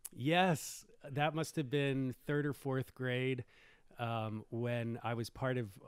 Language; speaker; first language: English; native; English